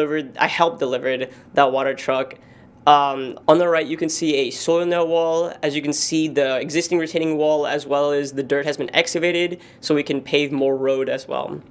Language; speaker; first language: English; native; English